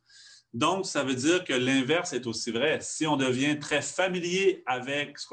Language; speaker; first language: French; native; French